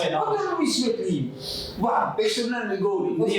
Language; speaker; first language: Slovak; non-native, learner; Russian